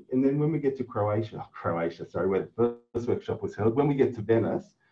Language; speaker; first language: English; native; English